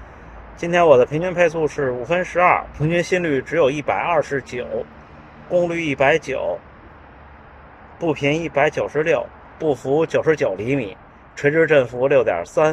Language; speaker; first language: Chinese; native; Chinese